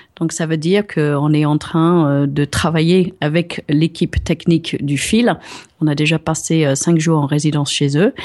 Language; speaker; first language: French; non-native, fluent; English